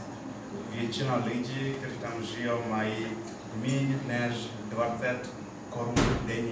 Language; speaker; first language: Czech; non-native, learner; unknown